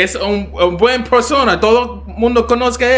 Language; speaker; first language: Spanish; non-native, learner; English